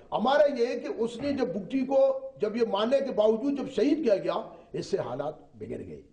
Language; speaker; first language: Urdu; non-native, local second language; Baluchi